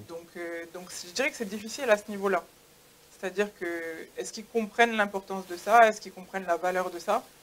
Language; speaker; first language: French; native; French